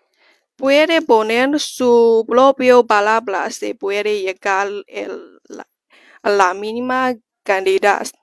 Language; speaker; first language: Spanish; non-native, learner; Chinese